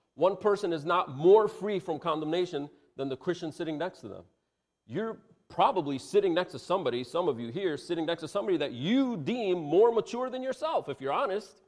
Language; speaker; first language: English; native; English